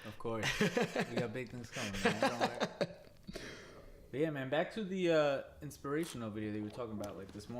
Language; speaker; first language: English; native; English